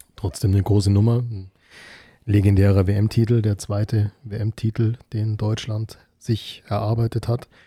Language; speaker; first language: German; native; German